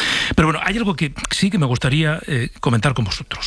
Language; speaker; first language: Spanish; native; Spanish